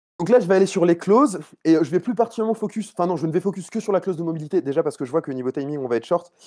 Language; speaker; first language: French; native; French